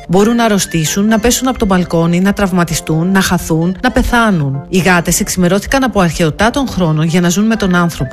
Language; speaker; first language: Greek; native; Greek